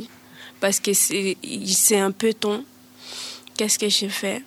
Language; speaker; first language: French; non-native, learner; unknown